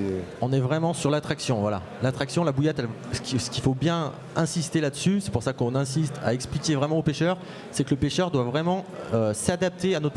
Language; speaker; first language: French; native; French